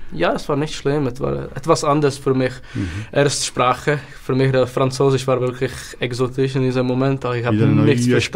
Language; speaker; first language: German; non-native, learner; Czech